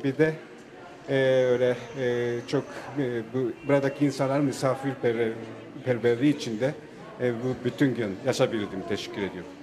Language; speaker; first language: Turkish; non-native, fluent; Japanese